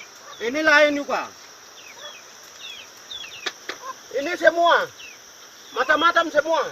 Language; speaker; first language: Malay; non-native, local second language; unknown